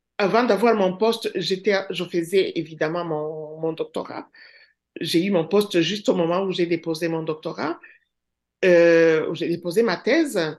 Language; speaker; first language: French; non-native, local second language; Kinyarwanda